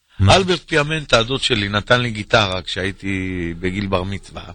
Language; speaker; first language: Hebrew; native; Hebrew